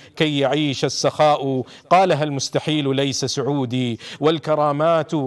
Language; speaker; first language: Arabic; non-native, local second language; Urdu